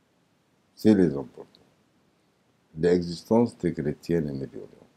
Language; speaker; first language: French; non-native, learner; Arabic